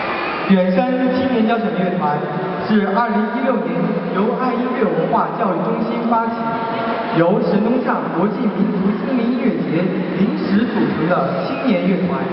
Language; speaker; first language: Chinese; native; Chinese